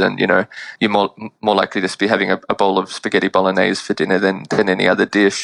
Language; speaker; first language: English; native; English